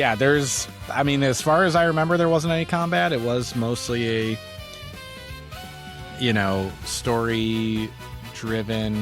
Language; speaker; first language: English; native; English